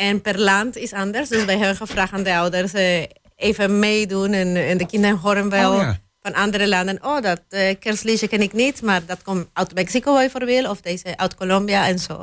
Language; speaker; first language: Dutch; non-native, fluent; Spanish